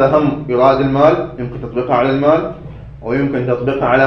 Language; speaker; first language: Arabic; native; Arabic